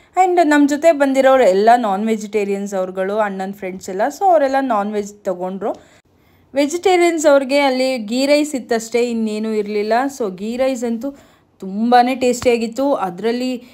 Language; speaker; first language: Kannada; native; Kannada